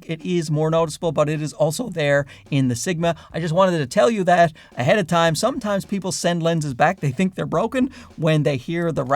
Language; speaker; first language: English; native; English